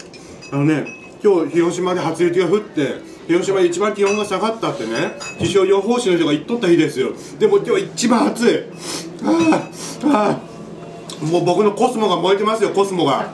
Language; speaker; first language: Japanese; native; Japanese